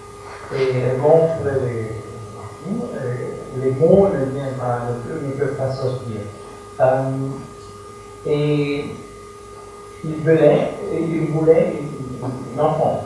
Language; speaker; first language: French; non-native, fluent; German